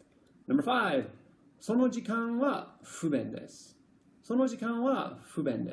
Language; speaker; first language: Japanese; non-native, fluent; English